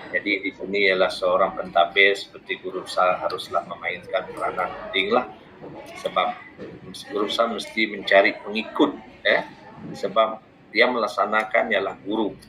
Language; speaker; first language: Malay; non-native, local second language; Iban